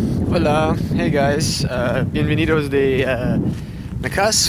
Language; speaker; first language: Spanish; non-native, learner; English